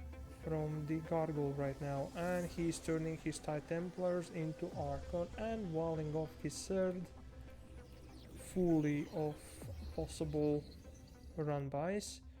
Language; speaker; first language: English; non-native, fluent; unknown